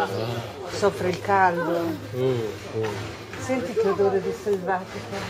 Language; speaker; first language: Italian; native; Italian